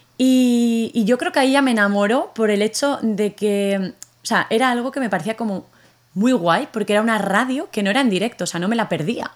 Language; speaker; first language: Spanish; native; Spanish